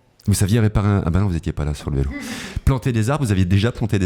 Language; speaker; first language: French; native; French